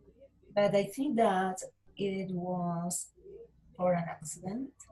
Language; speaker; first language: English; non-native, learner; Spanish